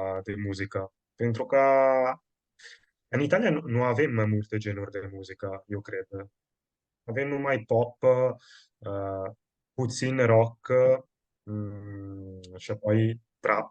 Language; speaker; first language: Romanian; non-native, fluent; Italian